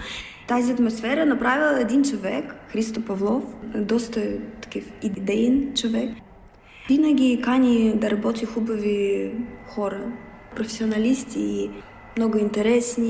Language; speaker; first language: Bulgarian; non-native, learner; Russian